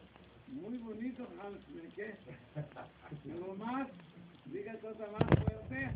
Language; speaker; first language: Spanish; non-native, learner; Hebrew